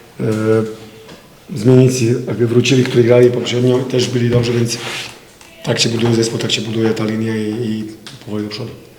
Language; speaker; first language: Polish; non-native, fluent; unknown